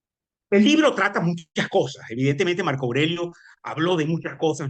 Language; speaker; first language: Spanish; native; Spanish